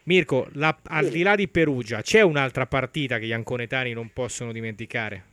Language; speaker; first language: Italian; native; Italian